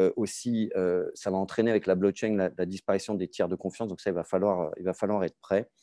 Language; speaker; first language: French; native; French